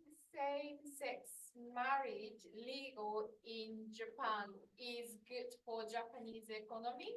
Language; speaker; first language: English; non-native, fluent; Japanese